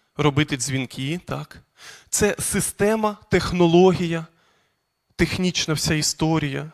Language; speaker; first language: Ukrainian; non-native, local second language; Russian